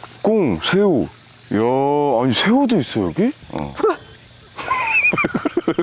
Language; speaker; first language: Korean; native; Korean